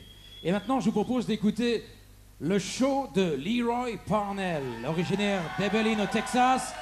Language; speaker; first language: French; native; French